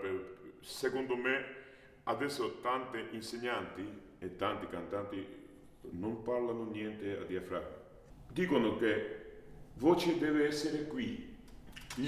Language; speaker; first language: Italian; non-native, learner; Georgian